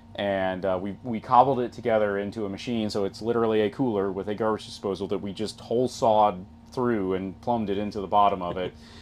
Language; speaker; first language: English; native; English